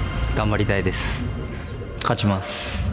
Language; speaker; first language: Japanese; native; Japanese